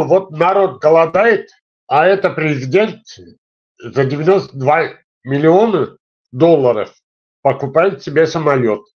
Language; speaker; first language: Russian; non-native, local second language; Tajik